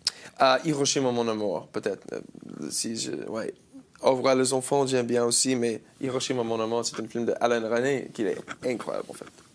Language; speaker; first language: French; non-native, learner; English